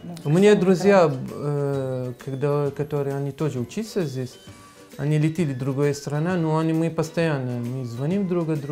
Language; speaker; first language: Russian; non-native, learner; Arabic